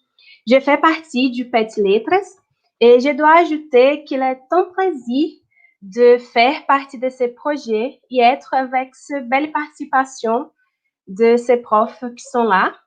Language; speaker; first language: French; non-native, fluent; Portuguese